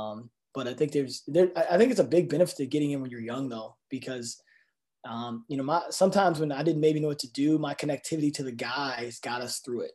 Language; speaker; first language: English; native; English